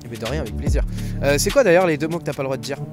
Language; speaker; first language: French; native; French